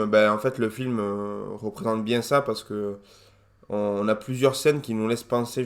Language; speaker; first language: French; native; French